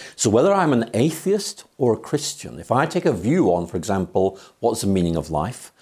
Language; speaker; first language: English; native; English